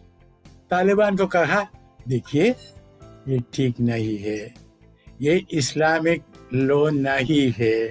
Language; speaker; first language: Hindi; non-native, local second language; Malayalam